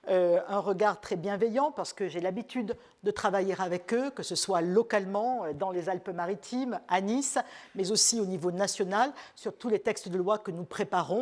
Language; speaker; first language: French; native; French